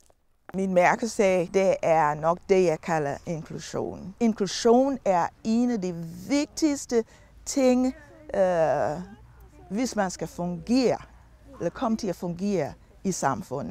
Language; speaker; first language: Danish; non-native, fluent; English